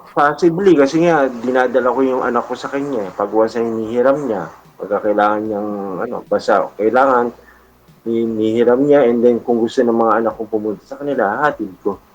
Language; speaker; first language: Filipino; native; Filipino